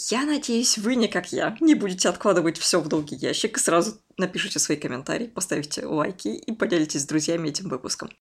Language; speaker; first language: Russian; native; Russian